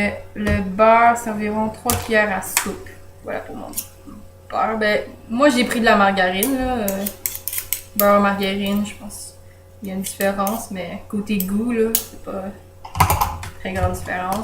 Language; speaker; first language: French; native; French